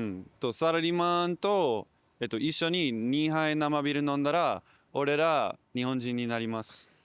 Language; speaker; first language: Japanese; non-native, learner; English